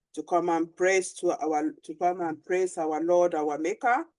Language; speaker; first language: English; non-native, local second language; Yoruba